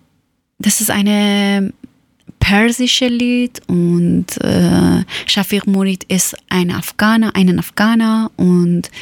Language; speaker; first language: German; non-native, learner; Persian